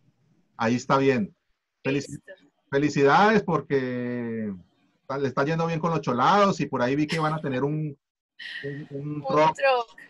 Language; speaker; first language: Spanish; native; Spanish